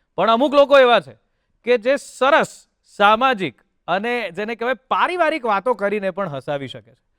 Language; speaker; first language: Gujarati; native; Gujarati